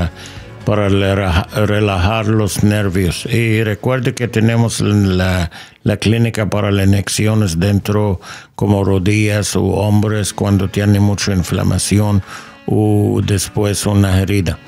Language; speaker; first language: Spanish; non-native, learner; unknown